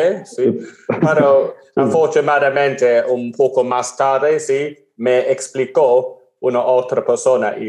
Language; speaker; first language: Spanish; non-native, learner; English